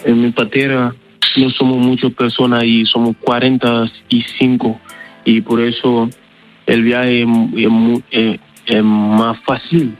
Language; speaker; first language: Spanish; non-native, learner; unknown